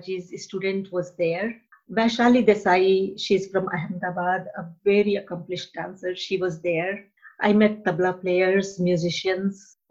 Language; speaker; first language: English; non-native, local second language; Hindi